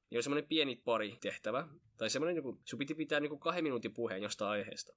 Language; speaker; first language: Finnish; early bilingual, other home language; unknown